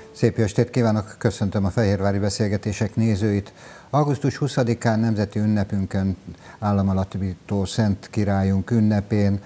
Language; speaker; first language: Hungarian; native; Hungarian